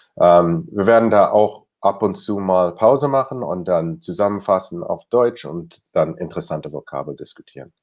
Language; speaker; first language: German; non-native, fluent; English